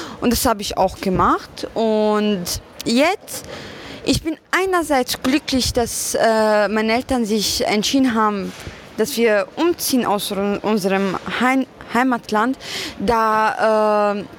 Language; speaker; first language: German; non-native, fluent; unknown